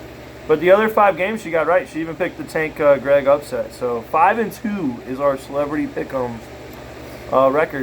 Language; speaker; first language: English; native; English